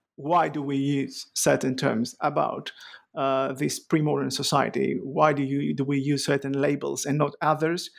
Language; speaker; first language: English; non-native, fluent; Greek